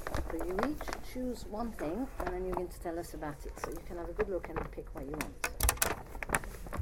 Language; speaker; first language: English; native; English